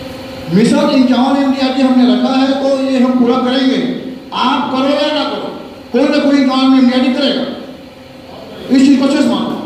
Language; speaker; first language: Hindi; native; Hindi